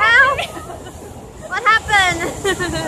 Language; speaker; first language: English; non-native, learner; Indonesian